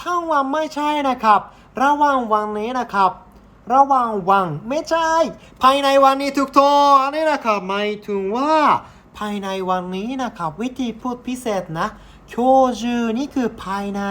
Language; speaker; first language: Thai; non-native, learner; Japanese